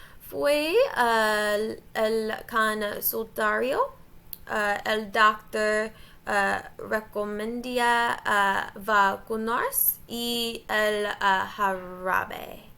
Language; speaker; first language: Spanish; non-native, learner; English